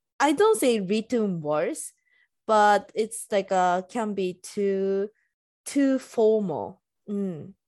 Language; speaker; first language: English; non-native, fluent; Japanese